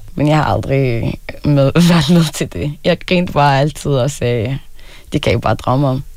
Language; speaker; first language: Danish; early bilingual, other home language; Arabic